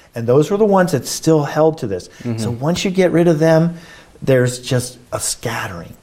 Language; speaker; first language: English; native; English